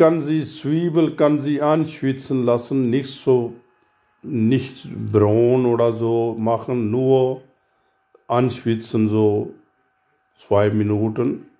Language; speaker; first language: German; non-native, learner; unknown